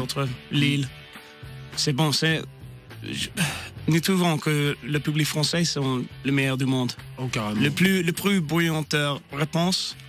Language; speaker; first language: French; non-native, learner; English